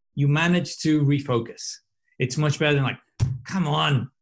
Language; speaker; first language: English; non-native, fluent; Portuguese